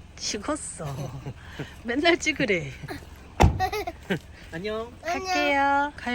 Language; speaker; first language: Korean; native; Korean